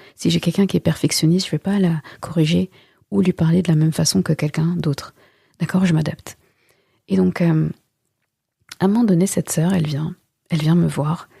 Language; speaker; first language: French; early bilingual, other home language; Wolof